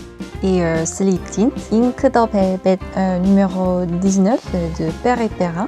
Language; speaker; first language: French; non-native, learner; Korean